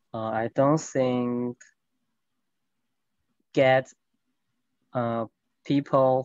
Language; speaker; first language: English; non-native, learner; Chinese